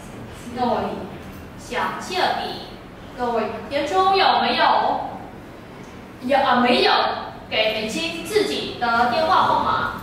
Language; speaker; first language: Chinese; non-native, fluent; Vietnamese